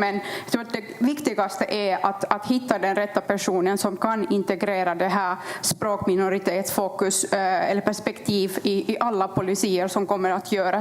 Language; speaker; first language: Swedish; non-native, fluent; Kurdish